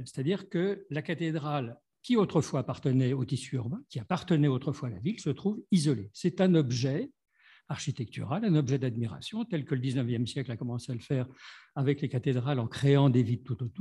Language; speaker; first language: French; native; French